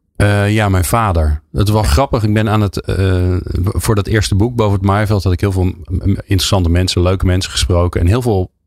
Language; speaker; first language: Dutch; native; Dutch